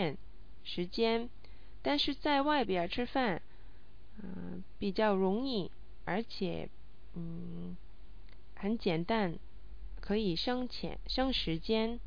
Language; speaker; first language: Chinese; non-native, learner; English